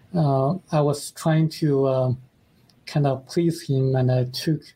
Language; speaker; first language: English; non-native, fluent; Chinese